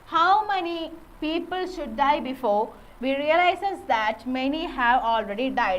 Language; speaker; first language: English; non-native, local second language; Malayalam